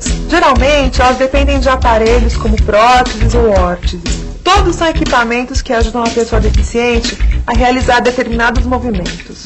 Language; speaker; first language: Portuguese; native; Portuguese